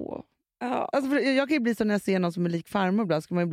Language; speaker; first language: Swedish; native; Swedish